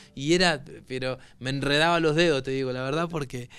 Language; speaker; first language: Spanish; native; Spanish